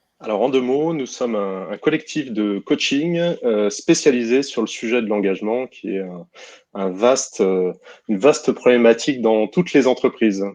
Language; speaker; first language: French; native; French